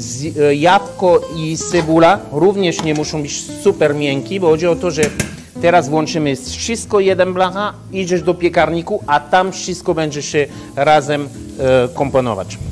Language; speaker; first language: Polish; non-native, learner; French